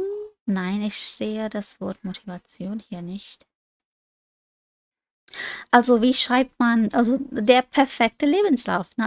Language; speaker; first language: German; non-native, fluent; English